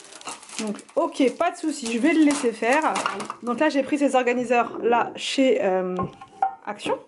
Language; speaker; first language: French; native; French